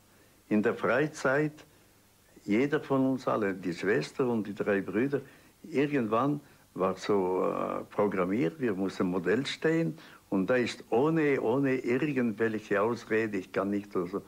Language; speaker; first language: German; non-native, local second language; Italian